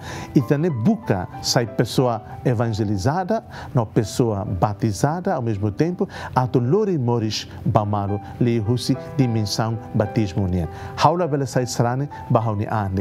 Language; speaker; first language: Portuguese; non-native, local second language; Tetum